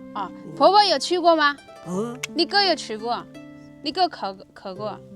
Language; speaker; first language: Chinese; native; Chinese